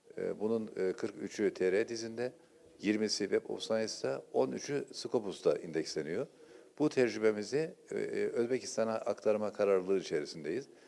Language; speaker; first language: Turkish; native; Turkish